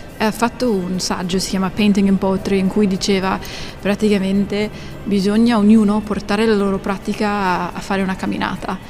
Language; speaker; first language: Italian; non-native, fluent; English